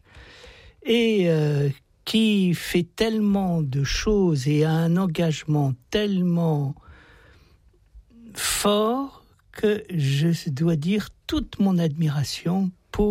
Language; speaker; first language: French; native; French